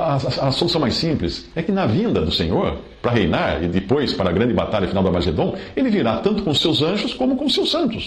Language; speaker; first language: Portuguese; native; Portuguese